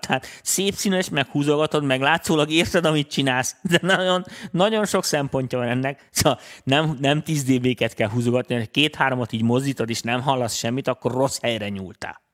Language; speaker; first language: Hungarian; native; Hungarian